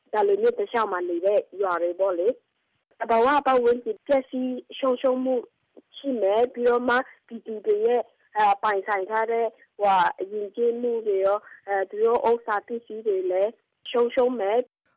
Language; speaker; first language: Burmese; non-native, local second language; Shan